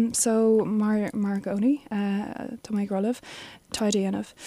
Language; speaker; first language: Irish; non-native, local second language; English